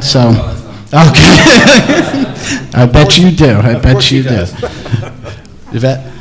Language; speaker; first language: English; native; English